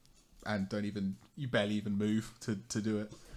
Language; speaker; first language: English; native; English